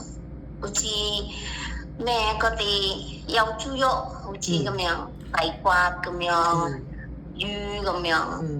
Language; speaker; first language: Cantonese; non-native, learner; Indonesian